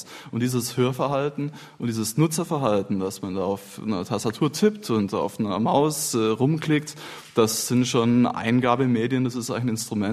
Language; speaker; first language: German; native; German